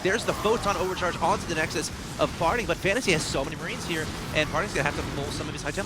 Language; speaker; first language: English; native; English